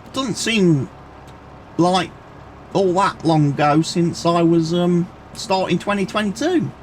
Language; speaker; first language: English; native; English